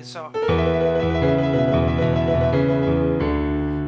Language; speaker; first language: English; native; English